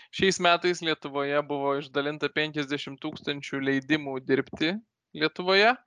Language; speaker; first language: Lithuanian; native; Lithuanian